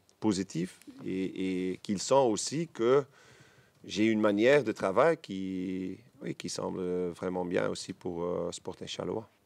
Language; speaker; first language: French; non-native, learner; Dutch